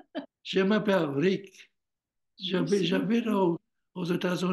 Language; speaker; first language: French; non-native, learner; English